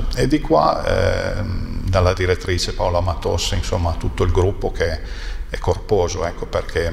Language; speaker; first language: Italian; native; Italian